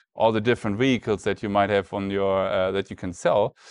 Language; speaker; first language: English; non-native, fluent; German